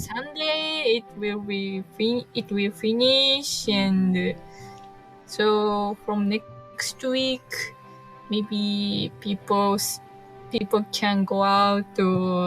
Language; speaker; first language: English; non-native, learner; Japanese